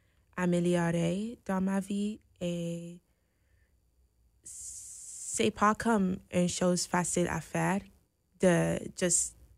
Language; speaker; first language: French; non-native, fluent; English